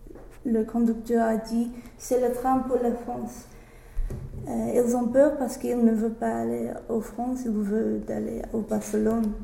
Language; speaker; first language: French; non-native, learner; English